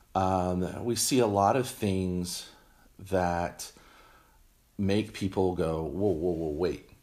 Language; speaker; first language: English; native; English